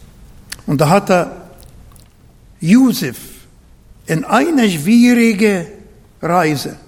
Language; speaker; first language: German; non-native, learner; Arabic